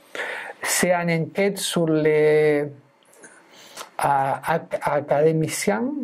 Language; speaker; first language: French; non-native, fluent; Spanish